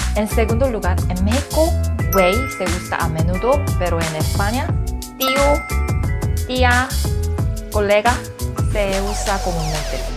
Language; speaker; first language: Spanish; non-native, learner; Korean